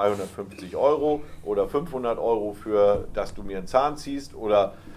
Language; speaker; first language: German; native; German